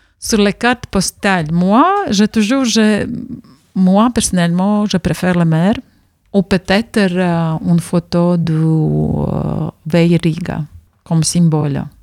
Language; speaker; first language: French; non-native, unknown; Latvian